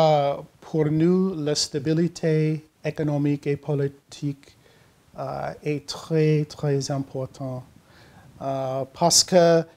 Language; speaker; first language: French; non-native, learner; English